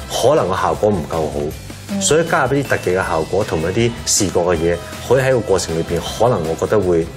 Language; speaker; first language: Cantonese; early bilingual, other home language; Chinese